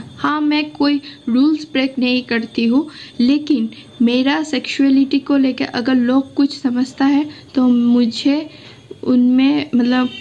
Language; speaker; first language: Hindi; non-native, local second language; Assamese